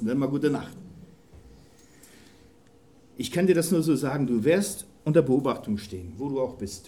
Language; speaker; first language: German; native; German